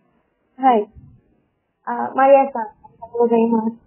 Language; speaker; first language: Japanese; non-native, learner; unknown